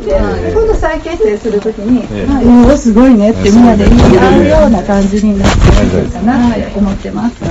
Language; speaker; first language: Japanese; native; Japanese